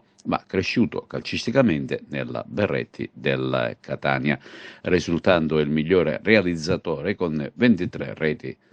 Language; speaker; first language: Italian; native; Italian